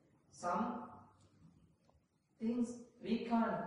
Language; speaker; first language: English; non-native, learner; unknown